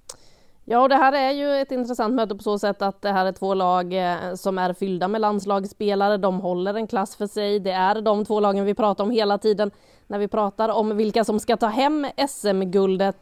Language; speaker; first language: Swedish; native; Swedish